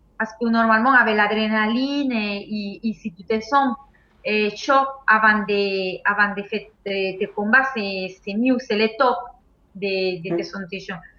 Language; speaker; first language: French; non-native, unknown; Spanish